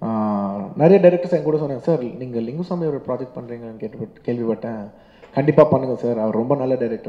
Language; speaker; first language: Tamil; non-native, local second language; Telugu